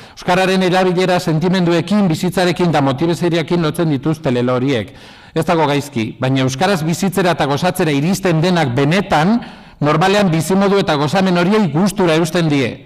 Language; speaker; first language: Basque; non-native, local second language; Spanish